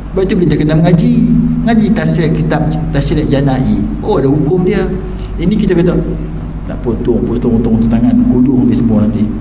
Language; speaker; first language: Malay; native; Malay